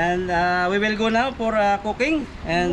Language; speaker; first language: English; non-native, local second language; Filipino